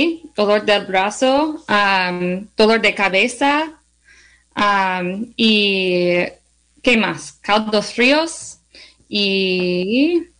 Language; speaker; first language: Spanish; non-native, learner; English